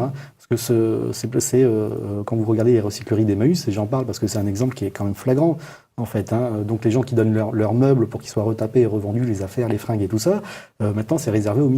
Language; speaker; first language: French; native; French